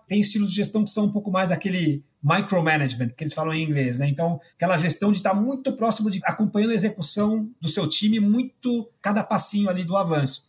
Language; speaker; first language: Portuguese; early bilingual, other home language; Spanish